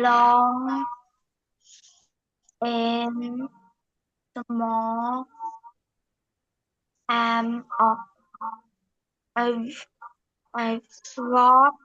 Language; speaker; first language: English; non-native, learner; Vietnamese